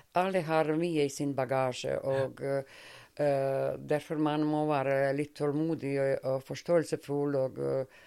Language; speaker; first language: Norwegian; non-native, fluent; Serbian